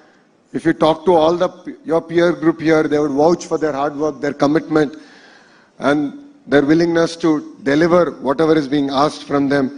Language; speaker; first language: English; non-native, local second language; Telugu